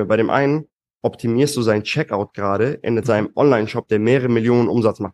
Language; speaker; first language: German; native; German